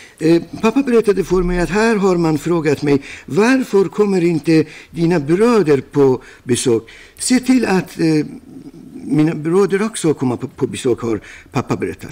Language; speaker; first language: Swedish; non-native, fluent; Persian